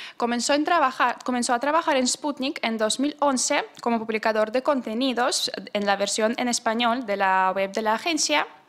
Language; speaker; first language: Spanish; non-native, fluent; Russian